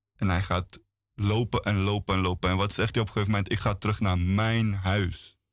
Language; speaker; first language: Dutch; early bilingual, other home language; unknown